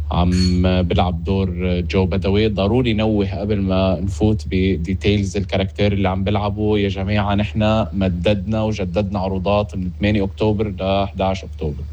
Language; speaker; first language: Arabic; native; Arabic